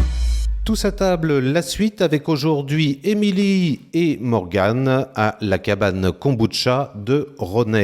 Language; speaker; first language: French; native; French